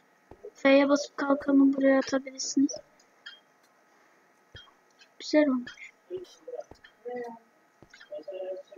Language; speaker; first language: Turkish; native; Turkish